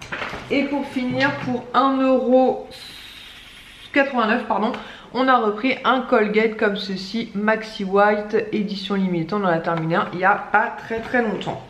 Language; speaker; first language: French; native; French